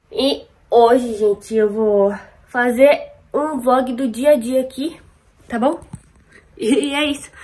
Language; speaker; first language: Portuguese; early bilingual, heritage; Portuguese